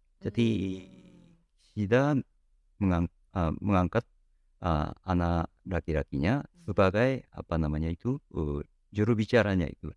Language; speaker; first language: Indonesian; non-native, fluent; Japanese